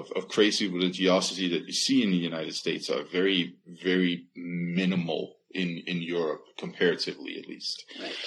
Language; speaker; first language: English; non-native, fluent; Danish